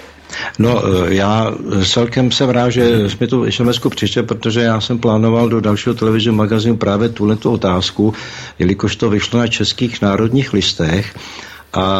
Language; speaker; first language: Czech; native; Czech